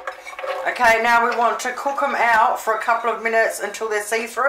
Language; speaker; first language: English; native; English